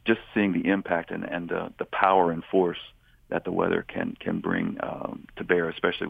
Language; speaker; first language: English; native; English